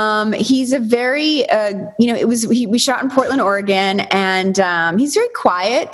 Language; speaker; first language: English; native; English